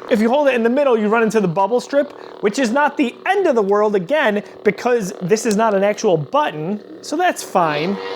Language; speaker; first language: English; native; English